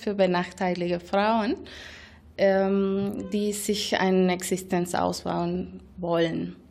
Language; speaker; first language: German; non-native, fluent; Spanish